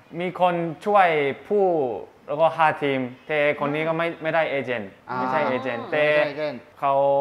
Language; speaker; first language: Thai; non-native, learner; Japanese